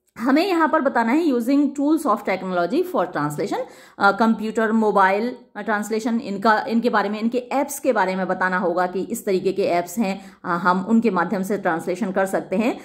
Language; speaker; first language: Hindi; native; Hindi